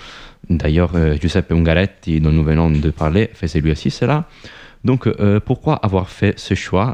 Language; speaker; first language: French; non-native, fluent; Italian